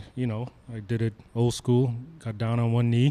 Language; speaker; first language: English; native; English